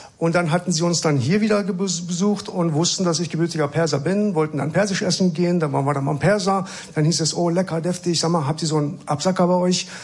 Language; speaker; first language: German; early bilingual, other home language; Persian